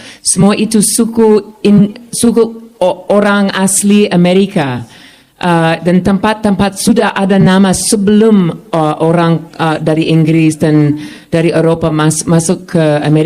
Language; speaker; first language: Indonesian; non-native, fluent; English